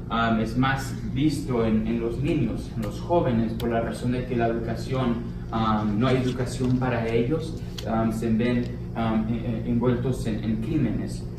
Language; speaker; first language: Spanish; early bilingual, heritage; Spanish